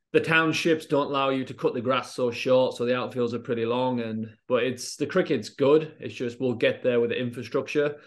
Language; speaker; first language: English; native; English